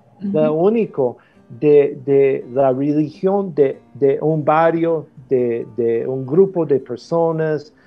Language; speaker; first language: Spanish; non-native, fluent; English